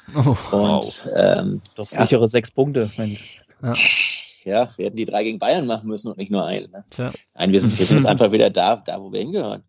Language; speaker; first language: German; native; German